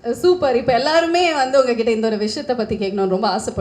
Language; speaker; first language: Tamil; native; Tamil